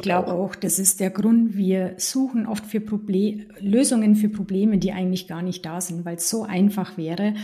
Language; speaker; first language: German; native; German